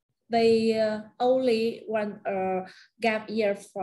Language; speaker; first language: English; non-native, learner; Vietnamese